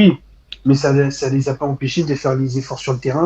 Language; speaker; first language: French; native; French